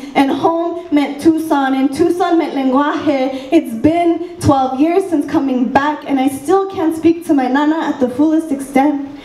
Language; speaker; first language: English; early bilingual, other home language; Spanish